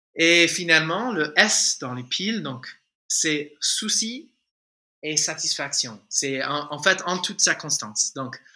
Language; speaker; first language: French; non-native, fluent; English